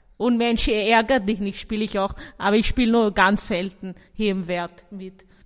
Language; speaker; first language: German; early bilingual, other home language; Persian